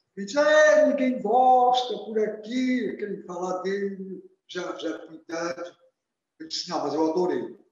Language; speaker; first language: Portuguese; native; Portuguese